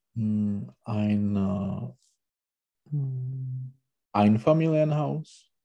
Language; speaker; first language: German; non-native, learner; Czech